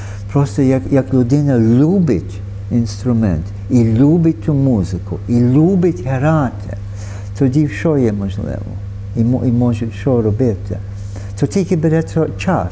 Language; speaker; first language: Ukrainian; early bilingual, heritage; Ukrainian